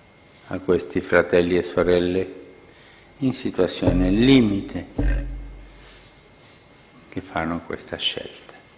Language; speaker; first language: Italian; non-native, fluent; Spanish